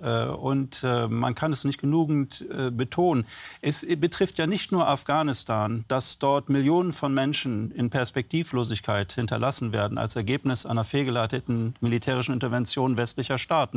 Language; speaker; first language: German; native; German